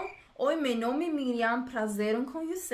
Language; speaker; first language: Portuguese; non-native, learner; English